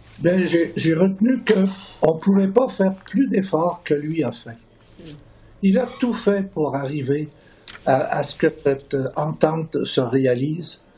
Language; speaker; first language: French; native; French